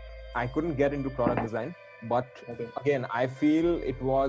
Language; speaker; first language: English; non-native, local second language; Gujarati